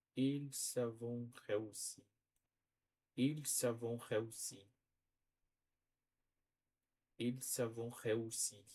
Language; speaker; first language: French; non-native, learner; Portuguese